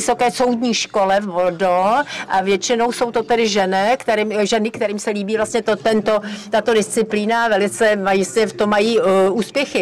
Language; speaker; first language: Czech; native; Czech